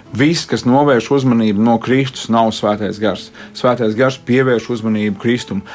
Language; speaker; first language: Latvian; native; Latvian